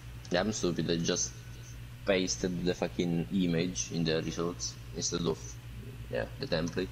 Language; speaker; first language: English; non-native, fluent; Italian